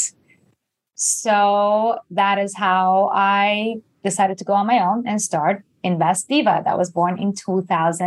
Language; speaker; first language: English; non-native, fluent; Persian